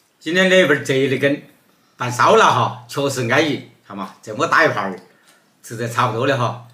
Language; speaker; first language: Chinese; native; Chinese